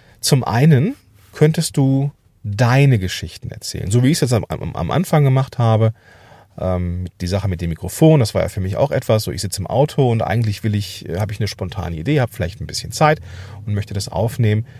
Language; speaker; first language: German; native; German